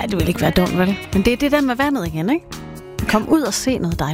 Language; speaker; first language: Danish; native; Danish